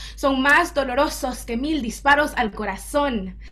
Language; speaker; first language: Spanish; early bilingual, heritage; Spanish